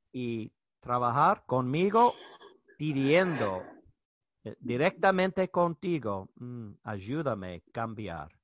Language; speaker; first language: Spanish; non-native, learner; English